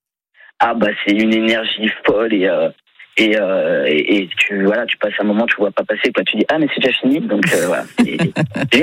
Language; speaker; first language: French; native; French